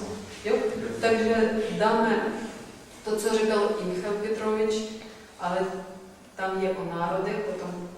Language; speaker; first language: Czech; non-native, fluent; Russian